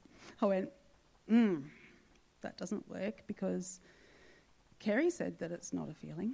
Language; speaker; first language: English; native; English